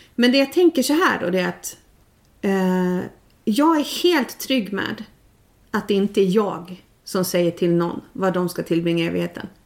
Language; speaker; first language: Swedish; native; Swedish